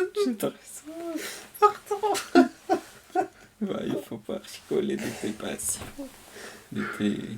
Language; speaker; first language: French; non-native, fluent; Spanish